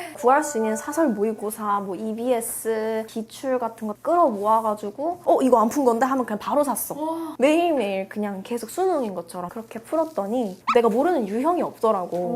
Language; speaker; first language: Korean; early bilingual, heritage; Korean